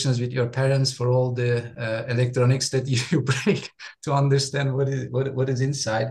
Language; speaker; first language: English; non-native, fluent; Turkish